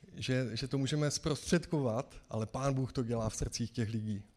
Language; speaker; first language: Czech; native; Czech